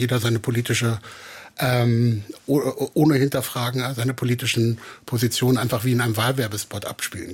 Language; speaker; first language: German; native; German